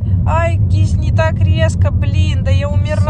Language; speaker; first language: Russian; native; Russian